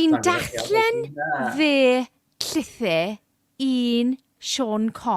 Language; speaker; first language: Welsh; non-native, learner; English